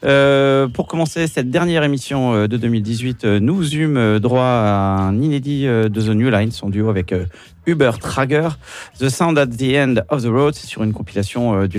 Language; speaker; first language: French; native; French